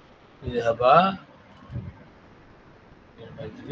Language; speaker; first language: Arabic; non-native, fluent; Tamil